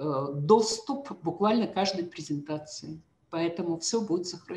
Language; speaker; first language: Russian; native; Russian